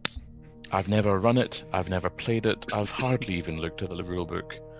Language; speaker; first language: English; native; English